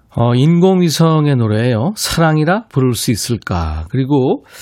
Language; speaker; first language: Korean; native; Korean